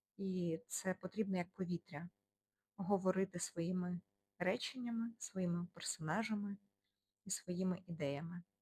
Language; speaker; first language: Ukrainian; non-native, local second language; Russian